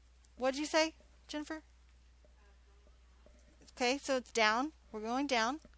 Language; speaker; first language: English; native; English